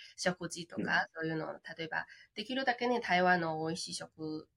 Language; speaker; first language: Japanese; non-native, fluent; Chinese